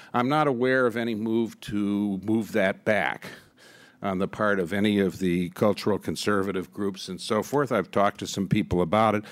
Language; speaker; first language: English; native; English